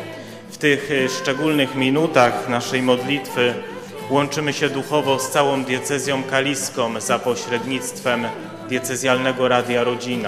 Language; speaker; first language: Polish; native; Polish